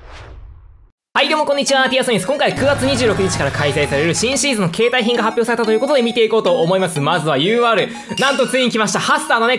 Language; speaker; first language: Japanese; native; Japanese